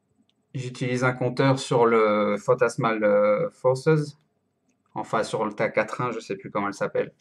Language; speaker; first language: French; native; French